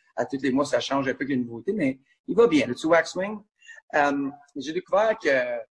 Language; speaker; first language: French; native; French